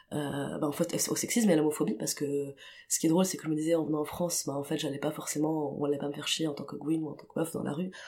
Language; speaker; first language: French; non-native, local second language; Arabic